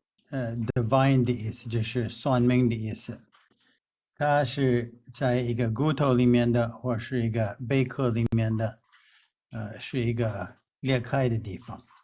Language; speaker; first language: Chinese; non-native, fluent; English